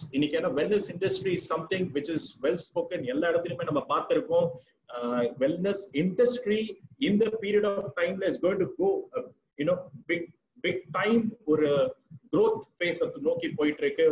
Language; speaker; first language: English; non-native, local second language; Tamil